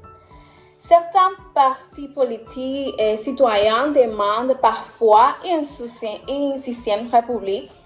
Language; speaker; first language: French; non-native, learner; Spanish